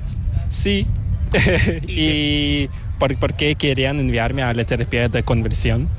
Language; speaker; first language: Spanish; non-native, fluent; Korean